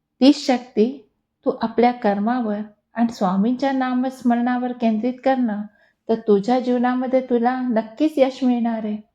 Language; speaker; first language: Marathi; non-native, local second language; Hindi